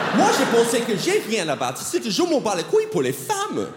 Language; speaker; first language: French; non-native, fluent; English